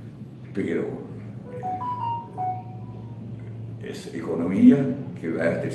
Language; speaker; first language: Spanish; non-native, fluent; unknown